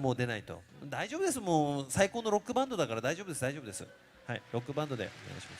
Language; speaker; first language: Japanese; native; Japanese